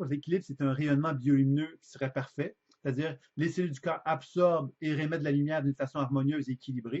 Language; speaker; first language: French; native; French